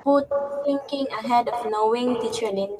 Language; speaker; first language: English; non-native, fluent; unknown